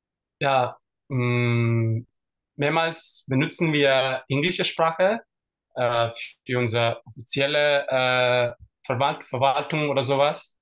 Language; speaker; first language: German; non-native, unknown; Tamil